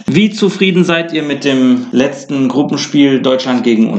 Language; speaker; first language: German; native; German